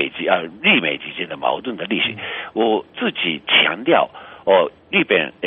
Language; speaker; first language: Chinese; non-native, fluent; Japanese